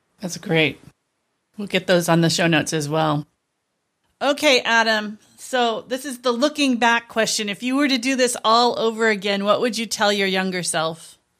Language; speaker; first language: English; native; English